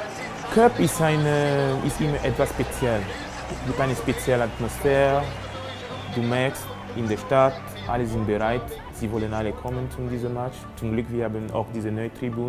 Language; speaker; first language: German; non-native, fluent; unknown